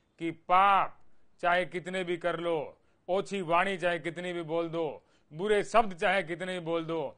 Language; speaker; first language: Hindi; native; Hindi